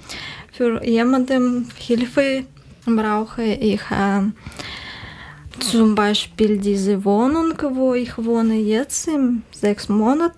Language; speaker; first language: German; non-native, learner; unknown